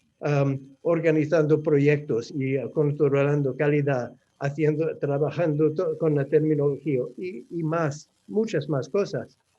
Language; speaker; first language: Spanish; non-native, fluent; English